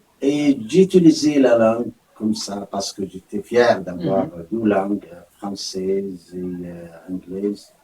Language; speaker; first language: French; non-native, fluent; Arabic